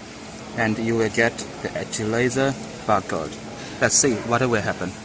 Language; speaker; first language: English; non-native, learner; Chinese